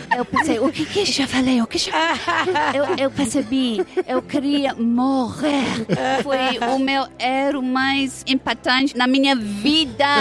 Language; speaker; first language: Portuguese; non-native, fluent; English